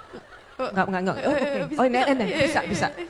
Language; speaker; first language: Indonesian; native; Indonesian